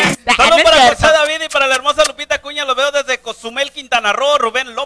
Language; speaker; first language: Spanish; native; Spanish